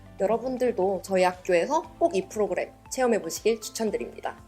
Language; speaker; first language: Korean; native; Korean